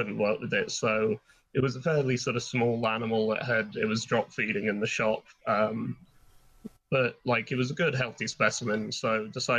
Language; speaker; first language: English; native; English